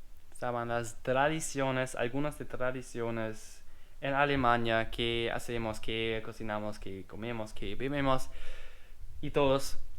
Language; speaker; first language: Spanish; non-native, learner; German